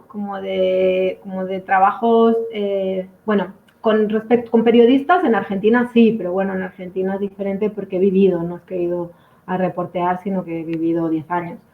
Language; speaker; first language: Spanish; native; Spanish